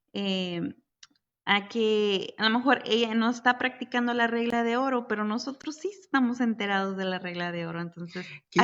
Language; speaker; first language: Spanish; native; Spanish